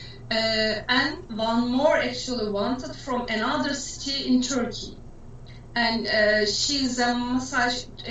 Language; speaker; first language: English; non-native, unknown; Turkish